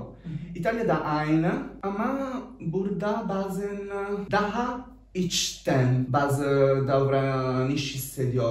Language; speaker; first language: Turkish; non-native, learner; Italian